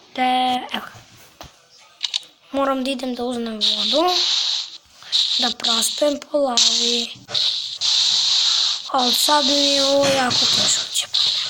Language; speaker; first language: Bosnian; native; Bosnian